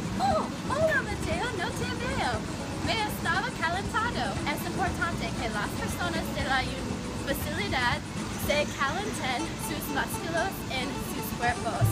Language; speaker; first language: Spanish; non-native, learner; English